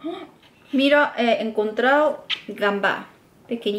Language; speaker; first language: Spanish; non-native, learner; Korean